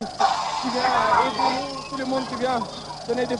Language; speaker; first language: French; non-native, learner; Portuguese